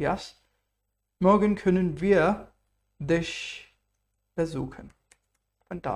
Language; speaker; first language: German; non-native, fluent; English